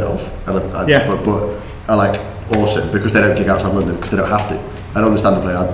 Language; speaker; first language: English; native; English